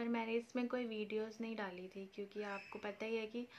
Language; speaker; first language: Hindi; native; Hindi